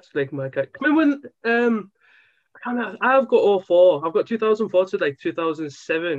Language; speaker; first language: English; native; English